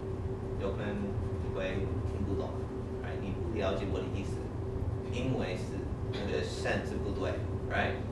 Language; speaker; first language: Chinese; non-native, fluent; English